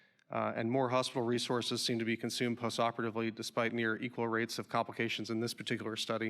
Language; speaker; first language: English; native; English